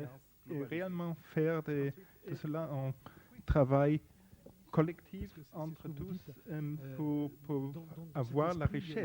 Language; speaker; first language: French; non-native, fluent; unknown